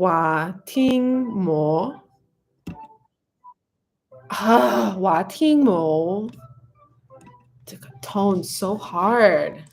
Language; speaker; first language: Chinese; non-native, learner; English